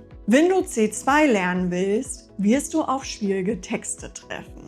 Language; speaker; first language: German; non-native, fluent; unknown